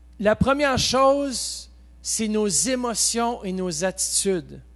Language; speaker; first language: French; native; French